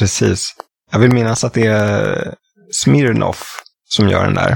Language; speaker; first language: Swedish; native; Swedish